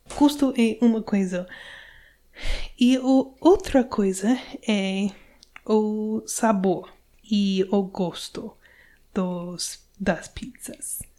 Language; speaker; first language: Portuguese; non-native, learner; English